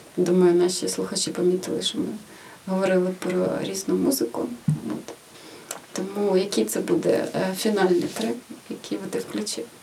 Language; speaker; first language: Ukrainian; native; Ukrainian